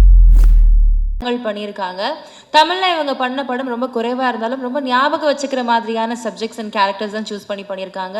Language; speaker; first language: Tamil; native; Tamil